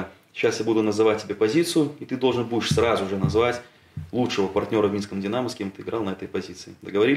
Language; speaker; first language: Russian; native; Russian